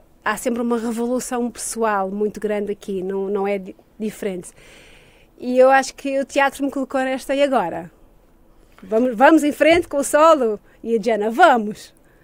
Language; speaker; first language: Portuguese; native; Portuguese